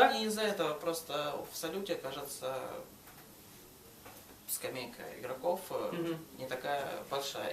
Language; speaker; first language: Russian; native; Russian